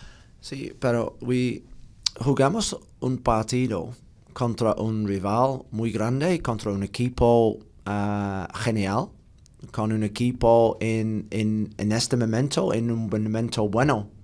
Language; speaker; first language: Spanish; non-native, learner; English